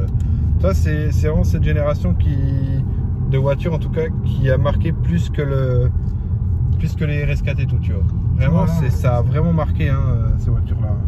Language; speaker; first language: French; native; French